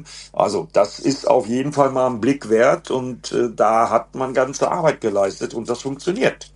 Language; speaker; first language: German; native; German